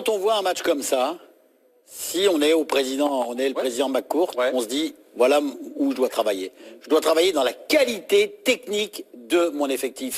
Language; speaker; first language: French; native; French